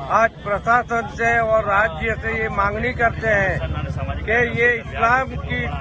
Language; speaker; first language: Hindi; non-native, local second language; Gujarati